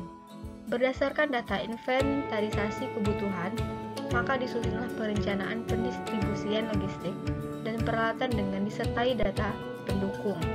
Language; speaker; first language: Indonesian; native; Indonesian